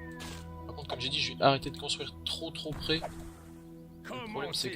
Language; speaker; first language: French; native; French